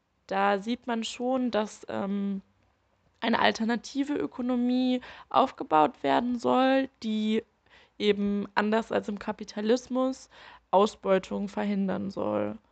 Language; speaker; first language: German; native; German